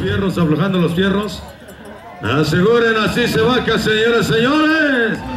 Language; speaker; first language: Spanish; native; Spanish